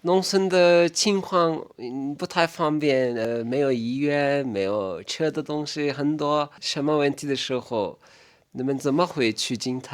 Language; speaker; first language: Chinese; non-native, learner; Turkish